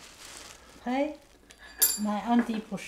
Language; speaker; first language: French; non-native, learner; Chinese